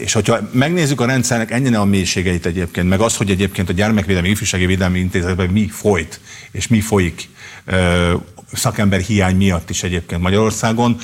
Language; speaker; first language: Hungarian; native; Hungarian